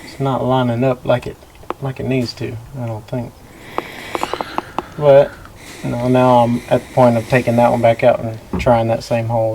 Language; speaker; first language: English; native; English